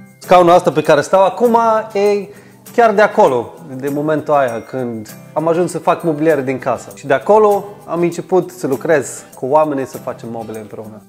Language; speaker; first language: Romanian; non-native, fluent; Swedish